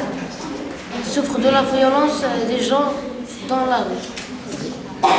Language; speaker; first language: French; non-native, learner; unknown